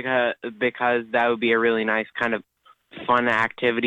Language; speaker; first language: English; native; English